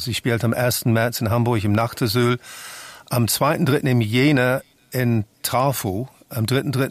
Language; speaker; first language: German; non-native, fluent; English